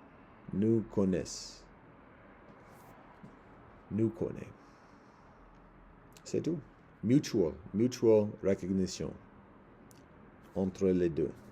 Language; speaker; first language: French; non-native, learner; English